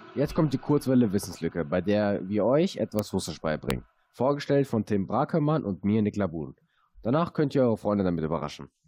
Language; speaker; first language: German; native; German